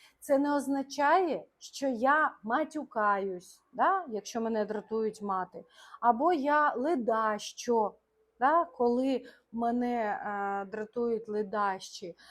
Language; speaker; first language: Ukrainian; non-native, local second language; Russian